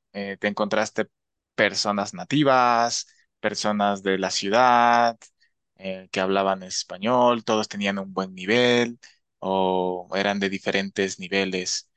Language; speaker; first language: Spanish; native; Spanish